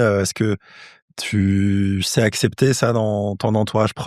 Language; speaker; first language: French; native; French